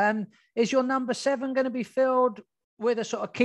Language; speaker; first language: English; native; English